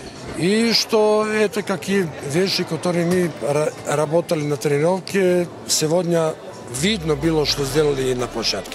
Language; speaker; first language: Russian; non-native, fluent; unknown